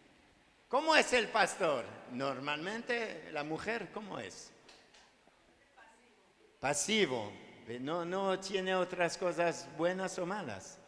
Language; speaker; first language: Spanish; non-native, learner; French